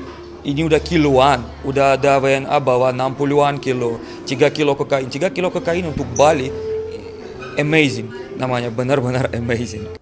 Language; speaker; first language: Indonesian; non-native, learner; Russian